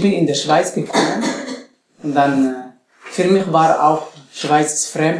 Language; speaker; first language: German; non-native, learner; Tigrinya